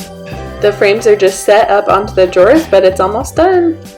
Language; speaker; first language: English; native; English